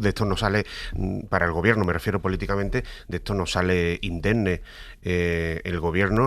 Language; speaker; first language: Spanish; native; Spanish